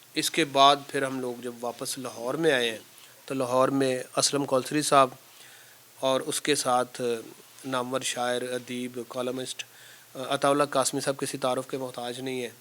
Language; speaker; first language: Urdu; non-native, local second language; Punjabi